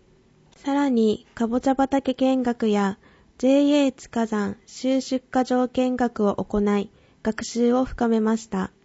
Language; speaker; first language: Japanese; native; Japanese